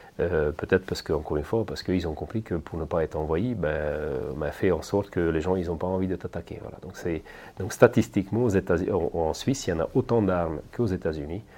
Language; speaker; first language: French; non-native, fluent; Hungarian